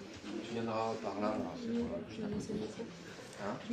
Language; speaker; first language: French; native; French